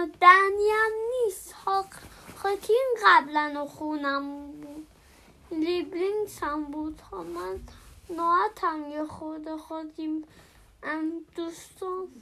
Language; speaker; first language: Persian; early bilingual, heritage; Persian